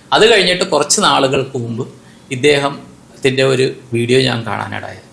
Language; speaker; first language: Malayalam; non-native, local second language; Konkani